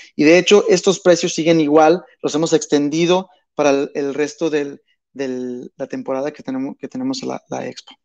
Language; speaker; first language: Spanish; early bilingual, heritage; Spanish